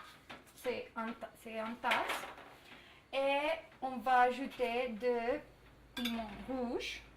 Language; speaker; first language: French; non-native, learner; Spanish